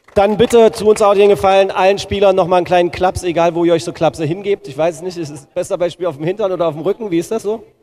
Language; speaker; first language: German; native; German